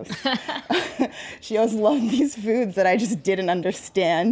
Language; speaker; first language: English; native; English